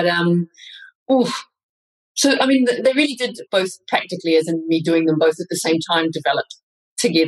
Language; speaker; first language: English; native; English